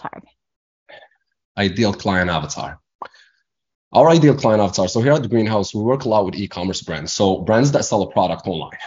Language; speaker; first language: English; non-native, fluent; Arabic